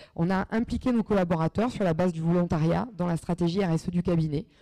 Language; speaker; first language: French; native; French